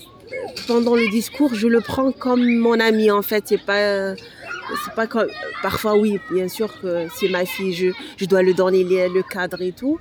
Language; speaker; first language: French; non-native, local second language; Arabic